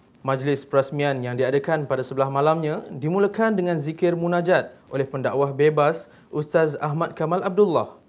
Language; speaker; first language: Malay; native; Malay